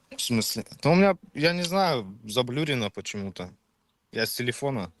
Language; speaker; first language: Russian; early bilingual, heritage; Czech